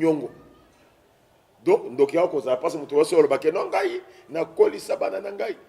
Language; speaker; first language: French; non-native, local second language; Lingala